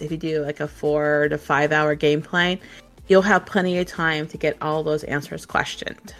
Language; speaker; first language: English; native; English